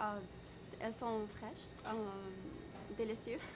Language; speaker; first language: French; non-native, learner; Arabic